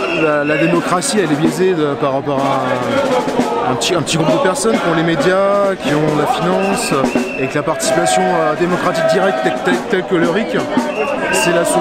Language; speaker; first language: French; native; French